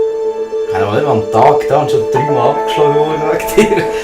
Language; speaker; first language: German; native; German